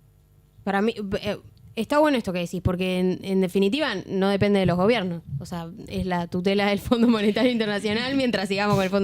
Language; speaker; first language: Spanish; native; Spanish